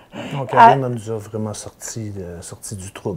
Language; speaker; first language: French; native; French